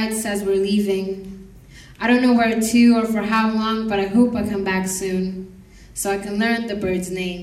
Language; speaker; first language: English; non-native, local second language; Kinyarwanda